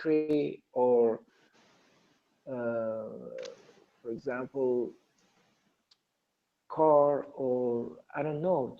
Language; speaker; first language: English; non-native, learner; Persian